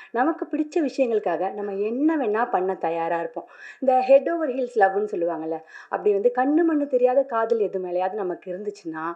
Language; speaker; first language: Tamil; native; Tamil